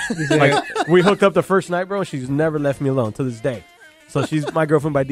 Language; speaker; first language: English; native; English